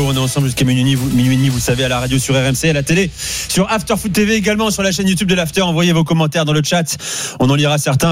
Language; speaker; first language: French; native; French